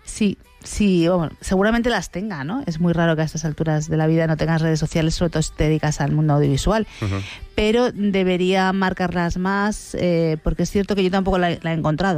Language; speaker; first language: Spanish; native; Spanish